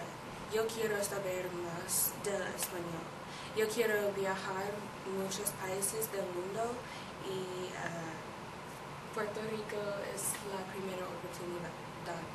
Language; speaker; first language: Spanish; non-native, learner; English